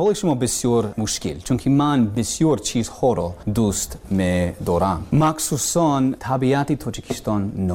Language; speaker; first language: Persian; non-native, learner; English